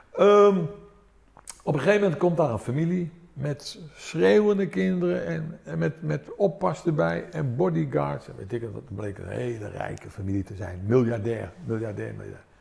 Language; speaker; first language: Dutch; early bilingual, other home language; Armenian